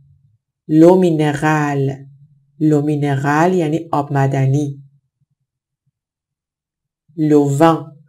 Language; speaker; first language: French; non-native, fluent; Persian